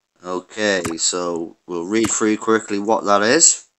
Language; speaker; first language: English; native; English